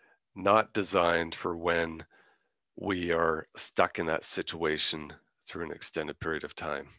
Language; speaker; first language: English; native; English